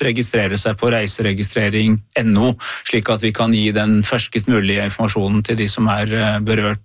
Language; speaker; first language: Norwegian; native; Norwegian